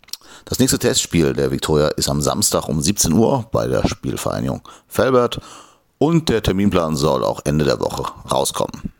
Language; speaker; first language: German; native; German